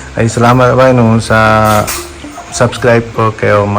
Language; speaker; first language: Filipino; non-native, learner; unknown